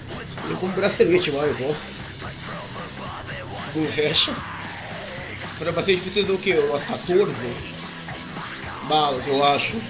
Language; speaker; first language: Portuguese; native; Portuguese